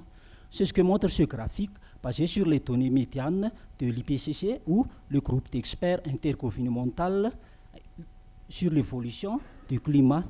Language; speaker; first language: French; non-native, local second language; Malagasy